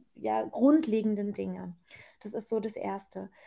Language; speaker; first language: German; early bilingual, other home language; Persian